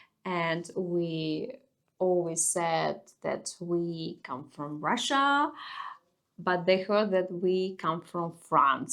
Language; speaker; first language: English; non-native, fluent; Russian